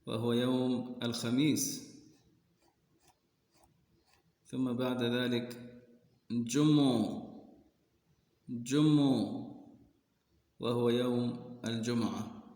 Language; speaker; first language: Arabic; non-native, fluent; Sindhi